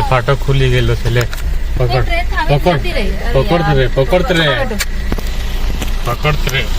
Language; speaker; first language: Gujarati; non-native, local second language; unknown